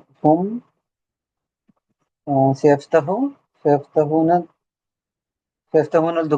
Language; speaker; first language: Arabic; non-native, learner; Urdu